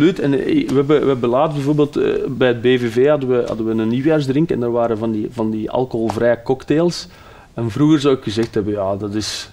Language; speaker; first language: Dutch; native; Dutch